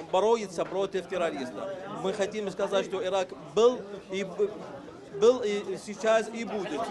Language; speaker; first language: Russian; non-native, fluent; Arabic